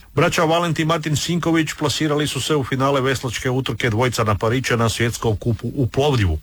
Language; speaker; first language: Croatian; native; Croatian